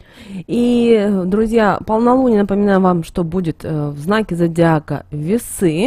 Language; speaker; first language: Russian; native; Russian